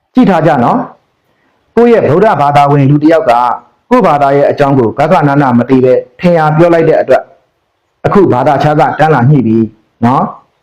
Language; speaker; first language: Burmese; native; Burmese